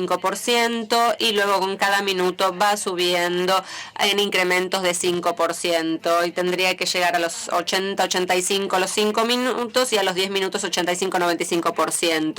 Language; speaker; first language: Spanish; native; Spanish